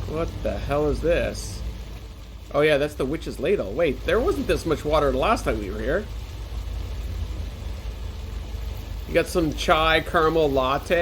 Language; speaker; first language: English; native; English